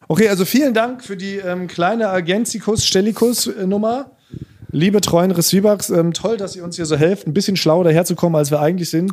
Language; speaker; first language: German; native; German